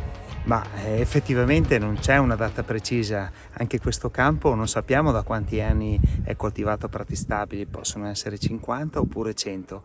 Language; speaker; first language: Italian; native; Italian